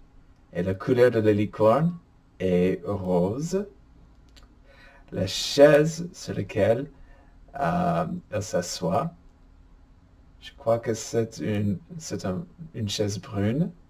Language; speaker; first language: French; non-native, fluent; English